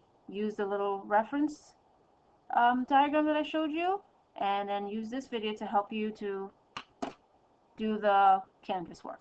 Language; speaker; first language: English; native; English